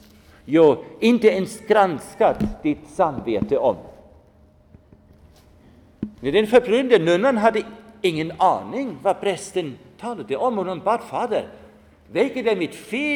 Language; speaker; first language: Swedish; non-native, fluent; German